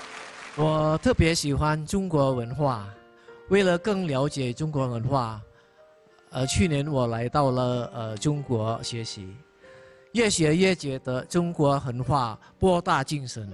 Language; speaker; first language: Chinese; non-native, learner; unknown